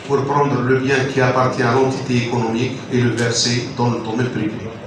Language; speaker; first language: French; non-native, local second language; Arabic